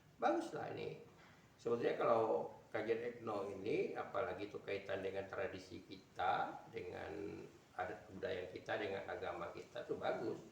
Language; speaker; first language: Indonesian; native; Indonesian